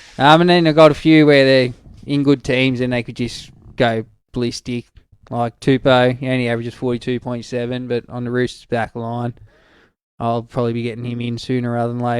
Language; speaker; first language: English; native; English